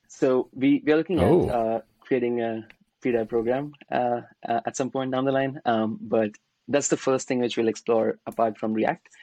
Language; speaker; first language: English; non-native, local second language; Hindi